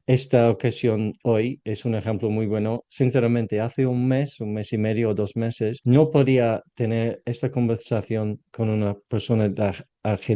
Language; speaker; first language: Spanish; non-native, learner; English